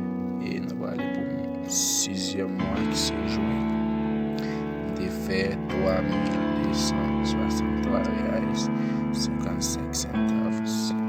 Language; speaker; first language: French; non-native, local second language; Haitian Creole